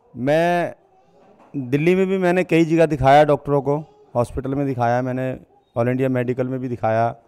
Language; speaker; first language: Hindi; native; Hindi